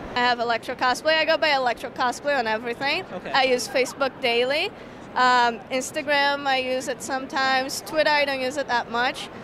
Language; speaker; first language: English; non-native, fluent; Portuguese